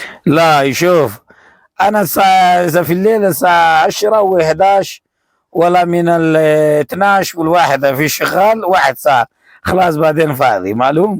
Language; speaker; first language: Arabic; non-native, learner; Urdu